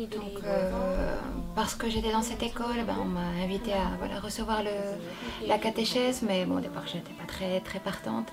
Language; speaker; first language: French; non-native, fluent; Korean